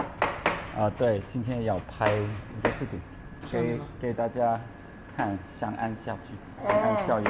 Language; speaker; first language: Chinese; non-native, learner; English